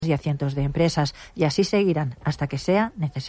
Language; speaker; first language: Spanish; native; Spanish